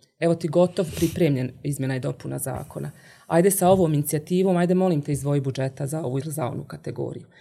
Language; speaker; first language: Bosnian; native; Bosnian